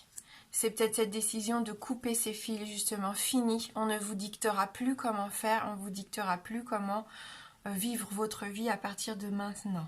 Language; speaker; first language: French; native; French